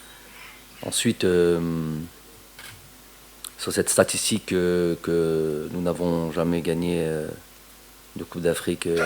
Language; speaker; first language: French; native; French